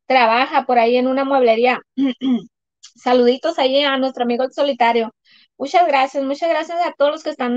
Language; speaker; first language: Spanish; native; Spanish